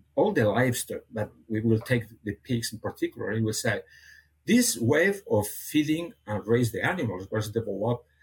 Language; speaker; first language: English; non-native, fluent; Catalan